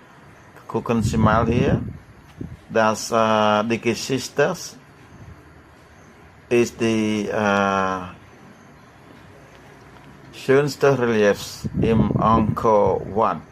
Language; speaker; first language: German; non-native, learner; Khmer